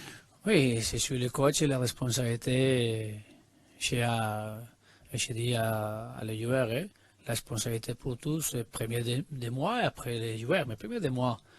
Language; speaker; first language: French; non-native, learner; Spanish